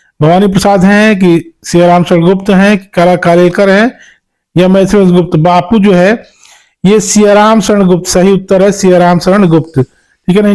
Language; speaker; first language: Hindi; native; Hindi